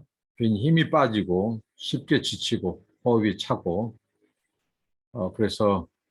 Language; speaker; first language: Korean; native; Korean